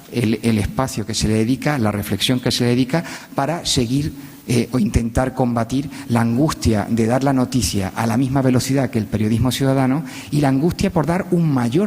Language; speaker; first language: Spanish; native; Spanish